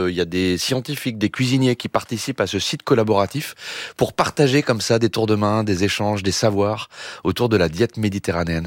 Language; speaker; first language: French; native; French